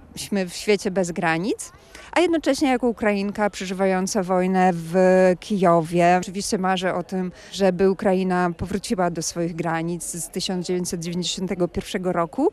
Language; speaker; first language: Polish; non-native, fluent; Ukrainian